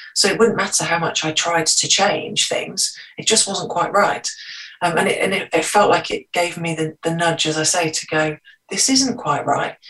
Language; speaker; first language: English; native; English